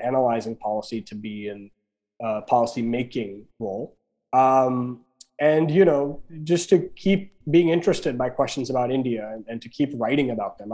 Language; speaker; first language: English; non-native, local second language; Gujarati